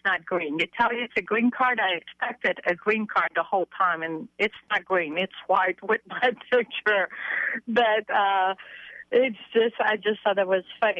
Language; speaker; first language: English; non-native, fluent; French